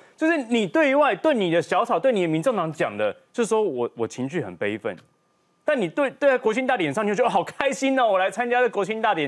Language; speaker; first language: Chinese; native; Chinese